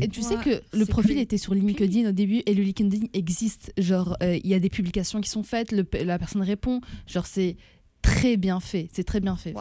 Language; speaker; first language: French; native; French